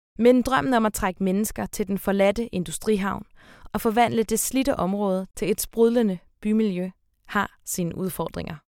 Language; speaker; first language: Danish; native; Danish